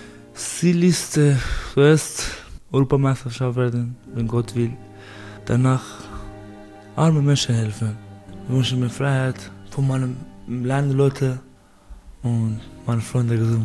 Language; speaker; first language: German; non-native, learner; Persian